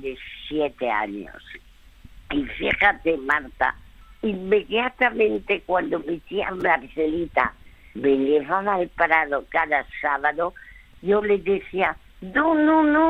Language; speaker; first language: Spanish; early bilingual, other home language; French